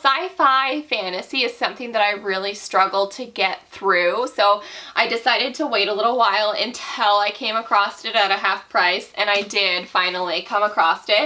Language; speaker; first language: English; native; English